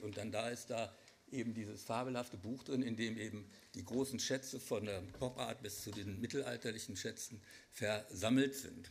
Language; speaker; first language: German; native; German